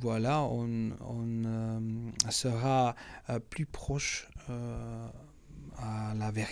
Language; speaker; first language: French; non-native, learner; Macedonian